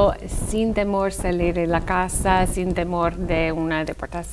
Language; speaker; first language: Spanish; non-native, fluent; English